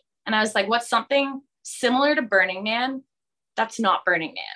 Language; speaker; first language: English; native; English